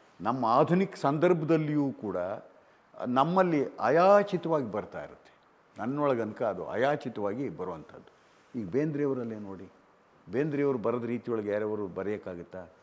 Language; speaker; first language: Kannada; native; Kannada